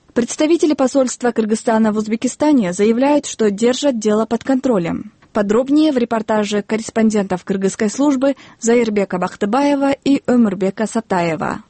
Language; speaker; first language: Russian; non-native, local second language; Kyrgyz